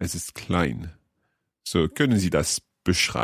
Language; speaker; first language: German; non-native, learner; English